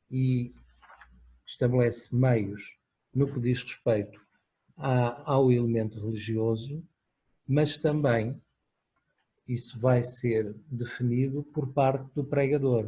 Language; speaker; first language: Portuguese; native; Portuguese